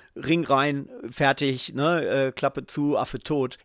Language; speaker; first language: German; native; German